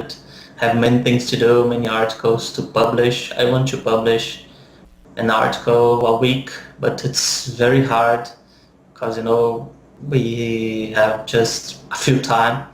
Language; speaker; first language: English; non-native, fluent; Portuguese